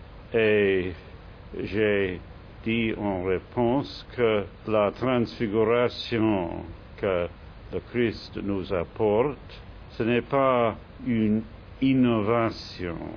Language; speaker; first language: French; non-native, fluent; English